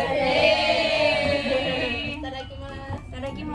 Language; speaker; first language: Japanese; non-native, learner; Indonesian